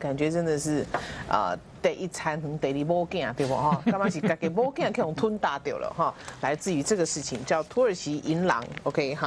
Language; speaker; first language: Chinese; native; Chinese